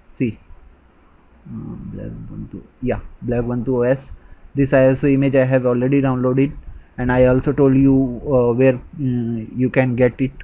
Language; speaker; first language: English; non-native, local second language; Hindi